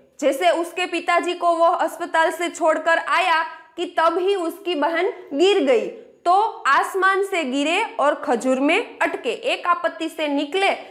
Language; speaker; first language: Hindi; non-native, local second language; Gujarati